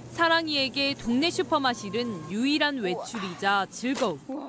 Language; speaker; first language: Korean; native; Korean